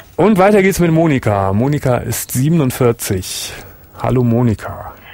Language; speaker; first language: German; native; German